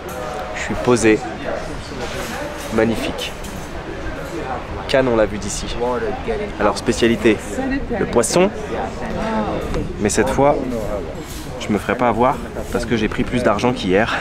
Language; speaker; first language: French; native; French